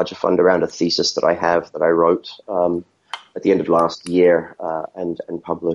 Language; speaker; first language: English; native; English